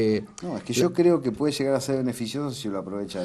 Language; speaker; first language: Spanish; native; Spanish